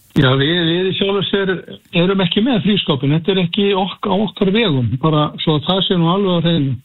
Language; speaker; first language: Icelandic; native; Icelandic